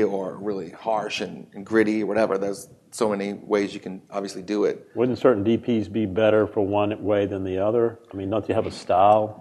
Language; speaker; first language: English; native; English